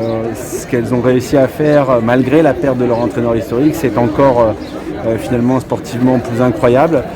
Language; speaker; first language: French; native; French